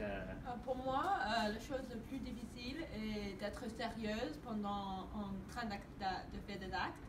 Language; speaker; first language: French; non-native, learner; English